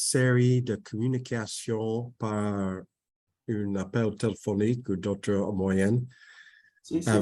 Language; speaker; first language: French; non-native, fluent; English